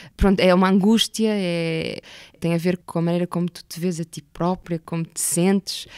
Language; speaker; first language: Portuguese; native; Portuguese